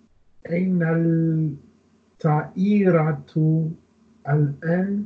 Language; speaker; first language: Arabic; non-native, learner; English